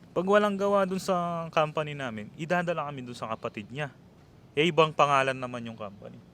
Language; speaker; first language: Filipino; non-native, local second language; Pampanga